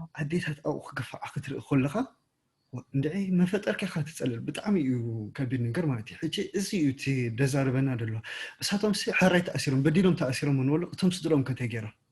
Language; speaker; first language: Tigrinya; native; Tigrinya